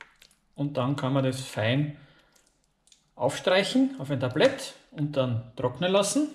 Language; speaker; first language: German; native; German